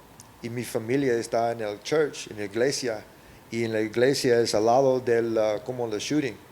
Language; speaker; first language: Spanish; early bilingual, heritage; English